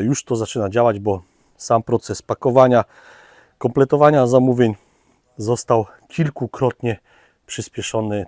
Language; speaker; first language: Polish; native; Polish